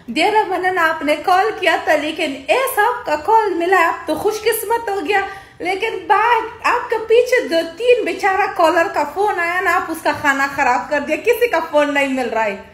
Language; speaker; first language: Urdu; non-native, local second language; Pashto